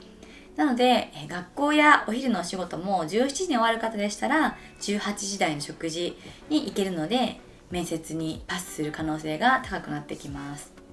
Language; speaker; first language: Japanese; native; Japanese